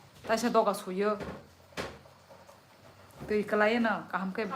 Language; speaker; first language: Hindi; non-native, local second language; Kok Borok